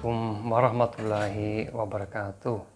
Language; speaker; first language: Indonesian; non-native, fluent; English